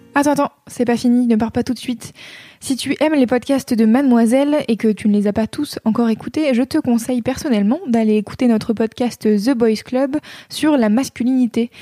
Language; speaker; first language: French; native; French